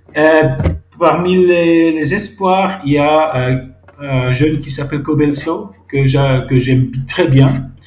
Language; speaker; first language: French; non-native, local second language; Swiss German